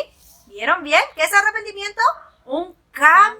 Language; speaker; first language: Spanish; native; Spanish